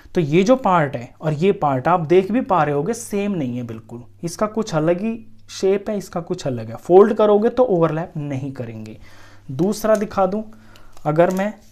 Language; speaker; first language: Hindi; native; Hindi